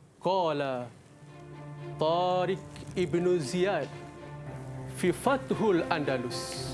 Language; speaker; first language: Arabic; non-native, fluent; Malay